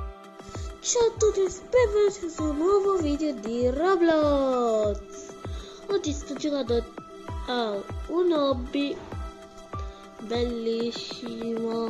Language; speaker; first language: Italian; early bilingual, other home language; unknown